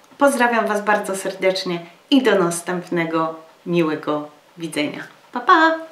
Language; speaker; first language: Polish; native; Polish